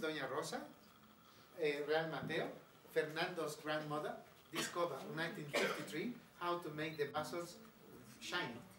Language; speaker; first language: English; non-native, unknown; Spanish